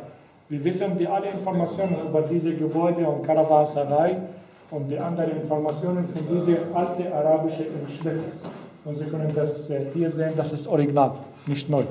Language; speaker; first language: German; non-native, fluent; Arabic